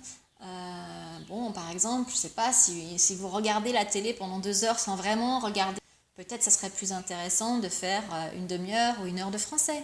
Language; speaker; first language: French; native; French